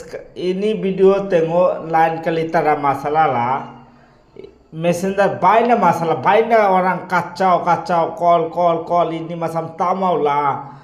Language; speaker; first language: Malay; non-native, learner; Bangla